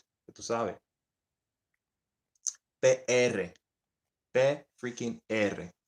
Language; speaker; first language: Spanish; early bilingual, heritage; English